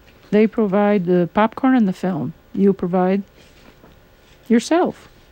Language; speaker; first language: English; native; English